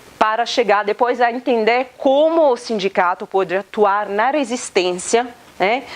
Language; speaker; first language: Portuguese; non-native, fluent; Italian